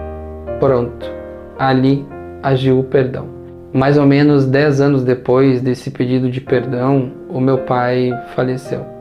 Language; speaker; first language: Portuguese; native; Portuguese